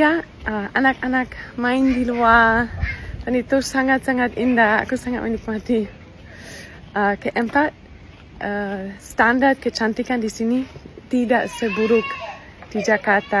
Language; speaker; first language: Indonesian; non-native, fluent; German